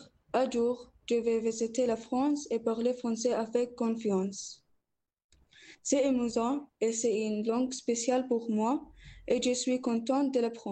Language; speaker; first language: French; non-native, learner; Arabic